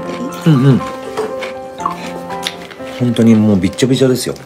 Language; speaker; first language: Japanese; native; Japanese